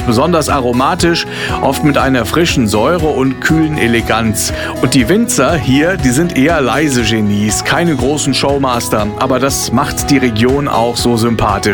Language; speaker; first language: German; native; German